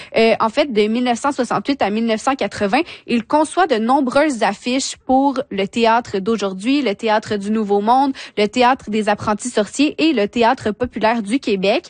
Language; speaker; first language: French; native; French